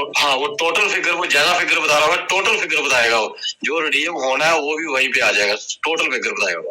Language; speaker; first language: Hindi; native; Hindi